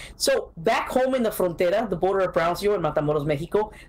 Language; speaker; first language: English; early bilingual, other home language; Spanish